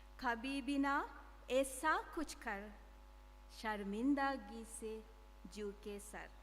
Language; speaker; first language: Hindi; non-native, learner; Sinhala